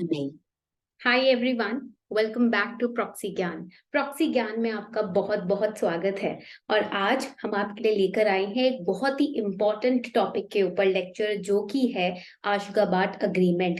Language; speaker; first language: Hindi; native; Hindi